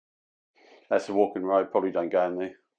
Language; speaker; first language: English; native; English